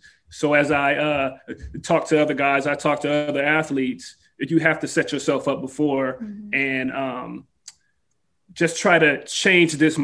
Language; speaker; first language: English; native; English